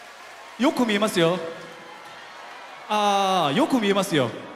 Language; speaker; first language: Japanese; non-native, fluent; Korean